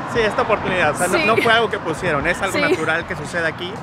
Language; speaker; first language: Spanish; native; Spanish